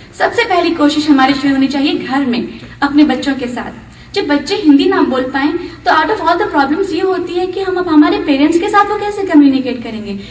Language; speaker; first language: Hindi; native; Hindi